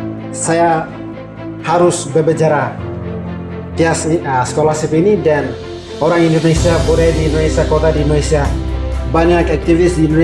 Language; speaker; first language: Indonesian; non-native, learner; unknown